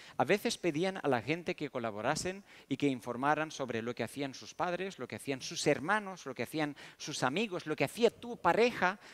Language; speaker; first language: Spanish; early bilingual, other home language; Romanian